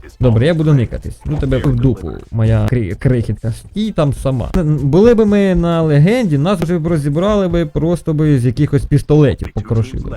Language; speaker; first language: Ukrainian; non-native, local second language; Russian